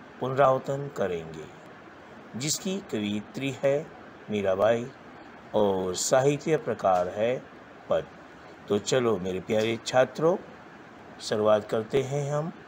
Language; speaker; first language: Hindi; non-native, local second language; Gujarati